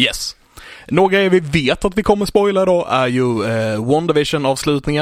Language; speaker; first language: Swedish; native; Swedish